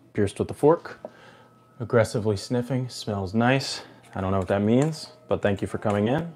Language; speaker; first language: English; native; English